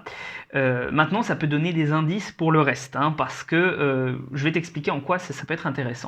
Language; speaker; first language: French; native; French